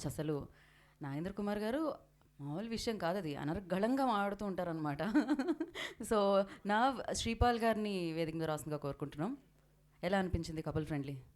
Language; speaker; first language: Telugu; native; Telugu